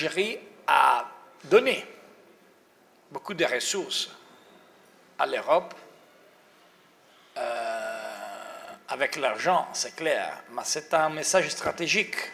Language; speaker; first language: French; non-native, fluent; Italian